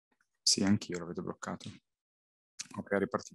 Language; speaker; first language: Italian; native; Italian